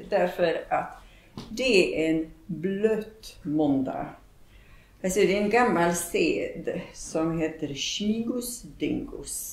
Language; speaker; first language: Swedish; non-native, fluent; Polish